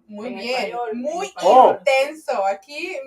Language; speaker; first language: Spanish; early bilingual, heritage; Spanish